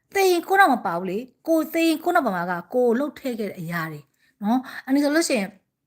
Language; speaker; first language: Burmese; native; Burmese